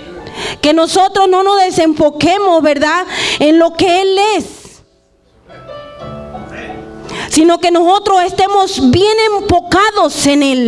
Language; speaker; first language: Spanish; native; Spanish